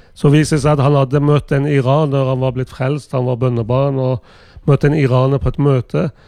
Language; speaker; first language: Norwegian; non-native, fluent; Persian